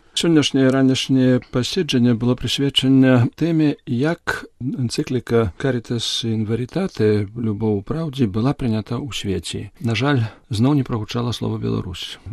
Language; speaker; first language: Belarusian; non-native, local second language; Polish